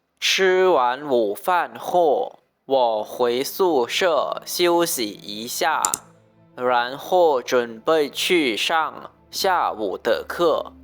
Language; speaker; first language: Chinese; non-native, learner; Lao